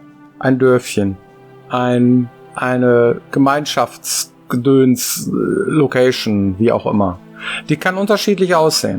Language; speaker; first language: German; native; German